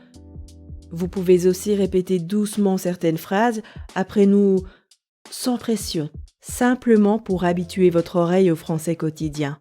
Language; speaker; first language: French; native; French